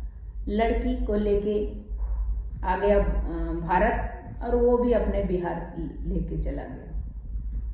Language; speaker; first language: Hindi; native; Hindi